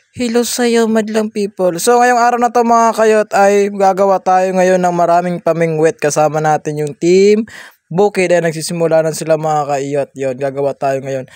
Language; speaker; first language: Filipino; non-native, local second language; Masbatenyo